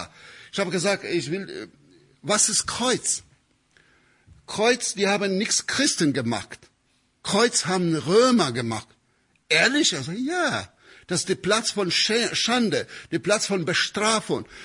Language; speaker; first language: German; non-native, fluent; Albanian